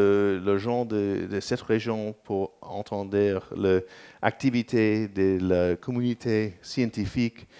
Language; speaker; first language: French; non-native, learner; English